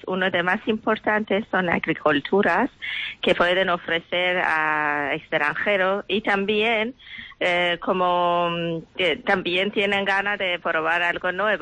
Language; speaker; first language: Spanish; non-native, learner; Persian